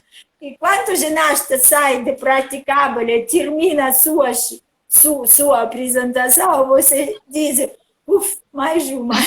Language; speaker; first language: Portuguese; non-native, learner; Russian